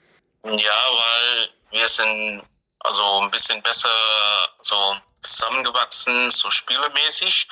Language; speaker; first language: German; non-native, fluent; English